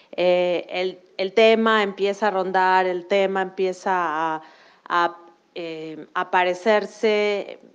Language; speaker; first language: Spanish; native; Spanish